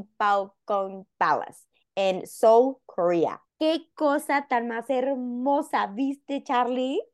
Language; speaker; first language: Spanish; native; Spanish